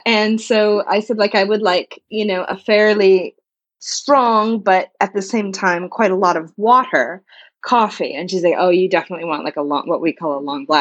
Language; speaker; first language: English; native; English